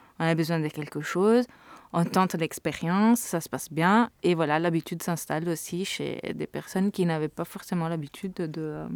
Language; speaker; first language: French; early bilingual, other home language; Italian